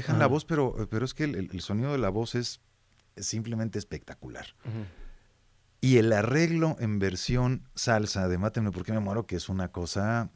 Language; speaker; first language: Spanish; native; Spanish